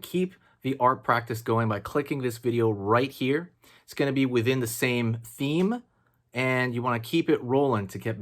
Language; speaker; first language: English; native; English